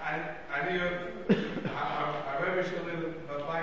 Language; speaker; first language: Hebrew; non-native, learner; English